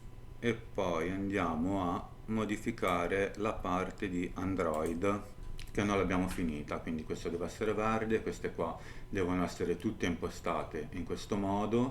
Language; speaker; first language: Italian; native; Italian